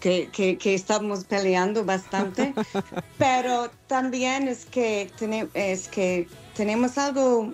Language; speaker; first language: Spanish; non-native, fluent; English